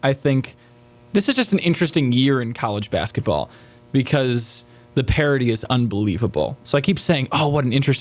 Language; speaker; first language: English; native; English